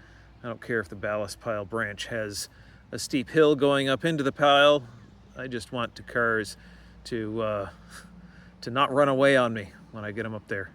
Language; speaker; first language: English; native; English